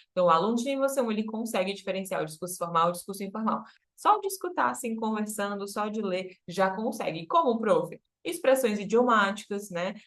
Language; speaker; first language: Portuguese; native; Portuguese